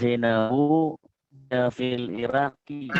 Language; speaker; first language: Arabic; non-native, learner; Indonesian